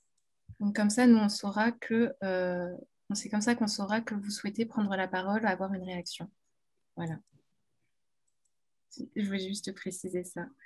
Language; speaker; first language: French; native; French